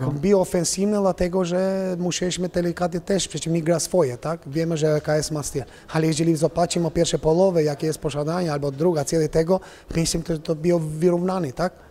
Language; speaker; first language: Polish; non-native, fluent; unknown